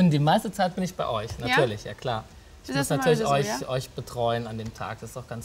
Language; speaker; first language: German; native; German